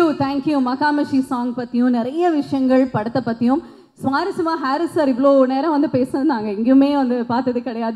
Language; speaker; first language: Tamil; native; Tamil